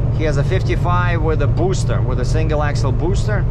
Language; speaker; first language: English; native; English